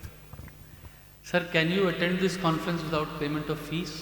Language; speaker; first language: Hindi; native; Hindi